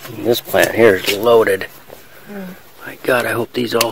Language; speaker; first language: English; native; English